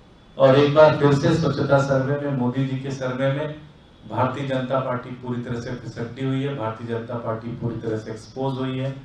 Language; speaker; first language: Hindi; native; Hindi